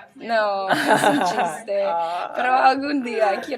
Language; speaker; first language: Spanish; non-native, learner; English